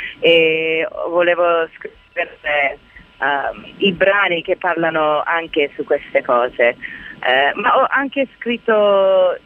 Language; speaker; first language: Italian; early bilingual, heritage; Italian